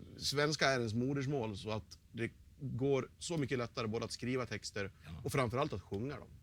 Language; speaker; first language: Swedish; native; Swedish